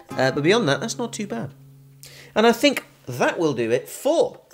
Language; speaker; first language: English; native; English